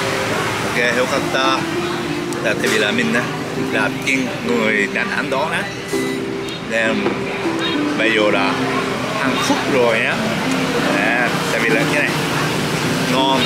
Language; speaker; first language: Vietnamese; non-native, learner; Japanese